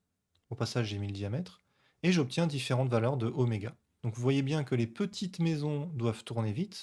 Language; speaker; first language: French; native; French